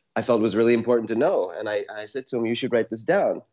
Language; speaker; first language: English; native; English